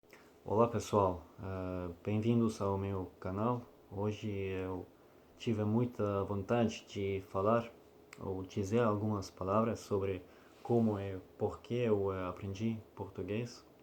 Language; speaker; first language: Portuguese; non-native, learner; Russian